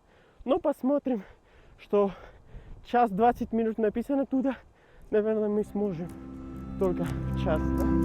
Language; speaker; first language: Russian; non-native, learner; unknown